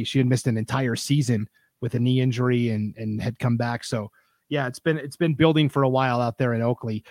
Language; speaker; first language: English; native; English